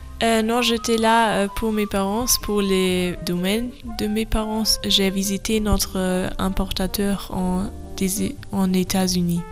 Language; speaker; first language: French; non-native, learner; German